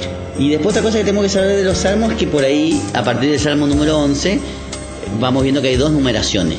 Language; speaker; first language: Spanish; native; Spanish